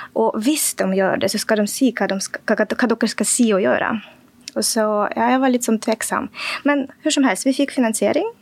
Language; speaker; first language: Norwegian; non-native, fluent; Russian